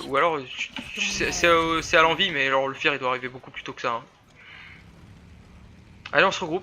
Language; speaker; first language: French; native; French